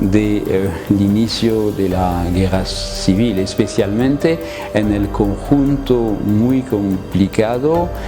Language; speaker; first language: Spanish; non-native, fluent; French